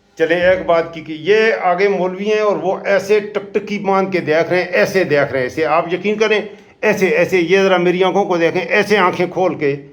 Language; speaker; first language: Urdu; non-native, local second language; Pashto